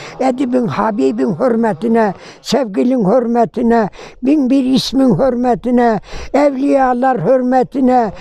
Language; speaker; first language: Turkish; native; Turkish